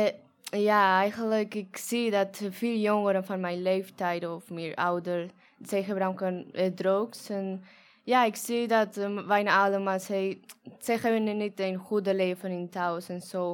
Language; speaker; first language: Dutch; non-native, learner; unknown